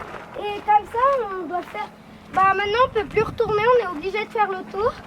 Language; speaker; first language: French; early bilingual, heritage; French